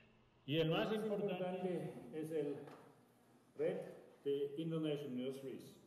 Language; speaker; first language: Spanish; native; Spanish